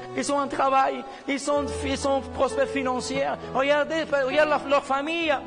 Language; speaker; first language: French; non-native, fluent; Spanish